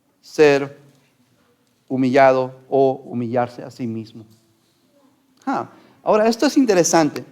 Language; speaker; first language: Spanish; native; Spanish